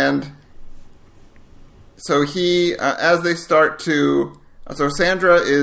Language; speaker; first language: English; native; English